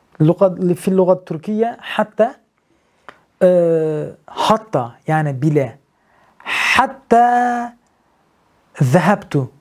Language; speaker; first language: Arabic; non-native, learner; Turkish